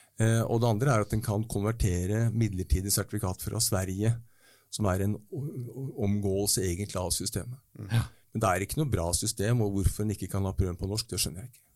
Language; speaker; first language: Norwegian; native; Norwegian